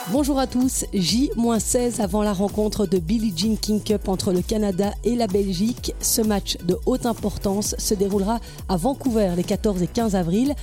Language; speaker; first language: French; native; French